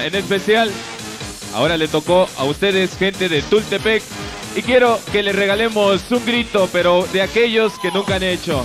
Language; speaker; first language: Spanish; native; Spanish